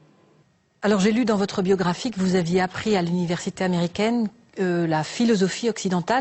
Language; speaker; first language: French; native; French